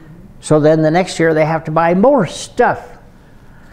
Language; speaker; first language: English; native; English